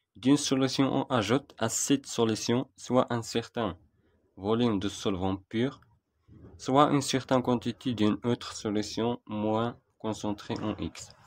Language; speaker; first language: French; non-native, local second language; Arabic